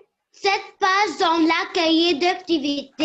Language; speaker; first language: French; non-native, local second language; Arabic